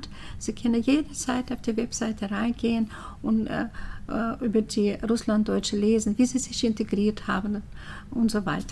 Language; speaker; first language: German; early bilingual, heritage; German